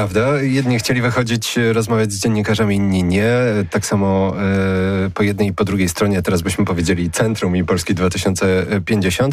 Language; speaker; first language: Polish; native; Polish